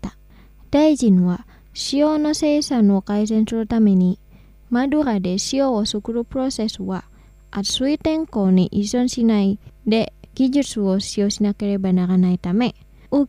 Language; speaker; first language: Japanese; non-native, fluent; Indonesian